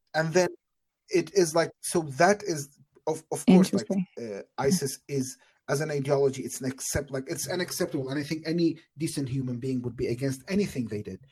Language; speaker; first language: English; non-native, fluent; Arabic